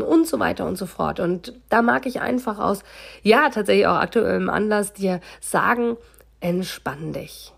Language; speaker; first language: German; native; German